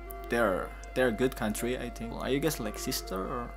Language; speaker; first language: English; non-native, fluent; Indonesian